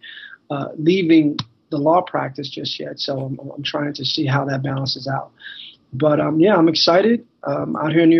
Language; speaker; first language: English; native; English